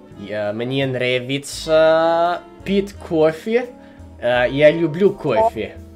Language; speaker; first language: Russian; non-native, learner; English